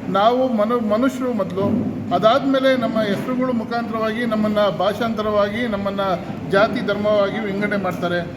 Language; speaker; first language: Kannada; native; Kannada